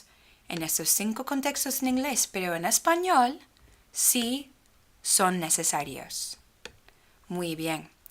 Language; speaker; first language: Spanish; non-native, fluent; English